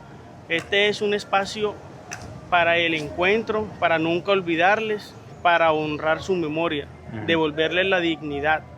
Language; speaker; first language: Spanish; native; Spanish